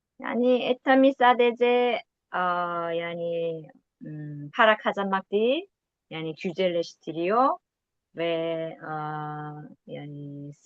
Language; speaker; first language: Turkish; non-native, learner; Korean